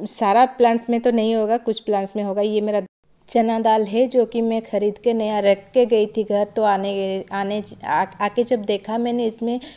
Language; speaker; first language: Hindi; non-native, local second language; Odia